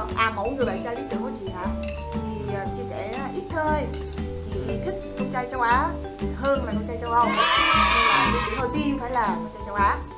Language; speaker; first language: Vietnamese; native; Vietnamese